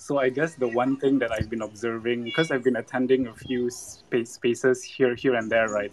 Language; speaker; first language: English; non-native, local second language; Malay